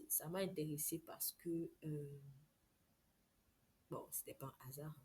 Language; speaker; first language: French; native; French